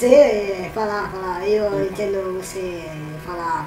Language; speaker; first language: Portuguese; non-native, learner; Italian